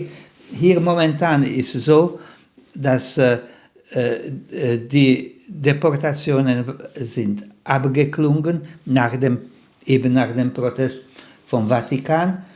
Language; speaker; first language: German; non-native, fluent; Slovak